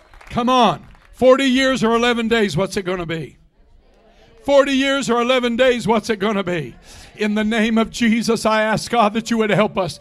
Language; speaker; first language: English; native; English